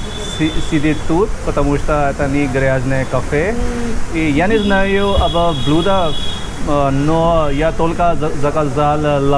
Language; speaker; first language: Russian; non-native, learner; Hindi